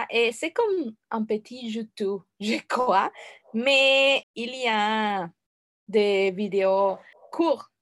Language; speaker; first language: French; non-native, learner; Spanish